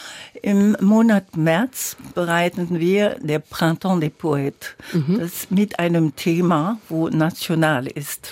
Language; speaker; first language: German; non-native, fluent; French